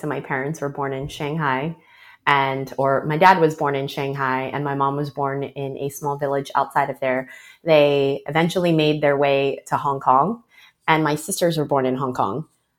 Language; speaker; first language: English; early bilingual, other home language; Chinese